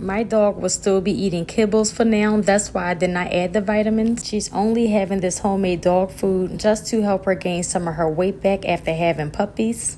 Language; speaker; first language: English; native; English